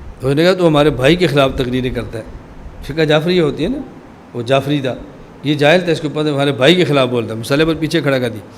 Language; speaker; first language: Urdu; non-native, local second language; Punjabi